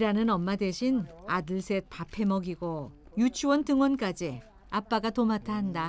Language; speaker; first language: Korean; native; Korean